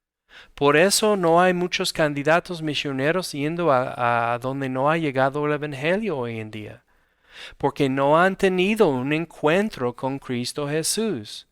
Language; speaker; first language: Spanish; non-native, fluent; English